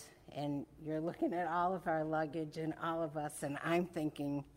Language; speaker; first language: English; native; English